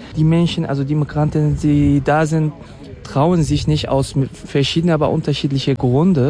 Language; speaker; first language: German; non-native, fluent; Kurdish